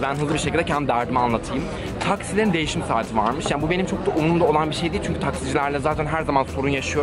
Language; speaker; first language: Turkish; native; Turkish